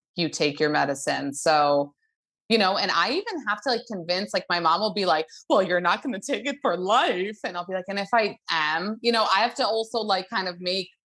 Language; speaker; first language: English; early bilingual, other home language; Hebrew